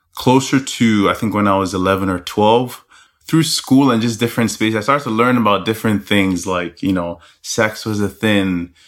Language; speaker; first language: English; non-native, local second language; Yoruba